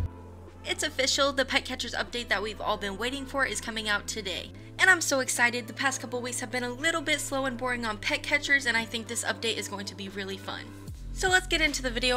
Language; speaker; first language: English; native; English